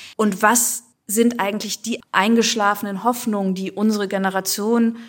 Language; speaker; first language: German; native; German